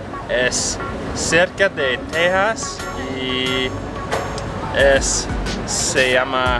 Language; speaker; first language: Spanish; non-native, learner; English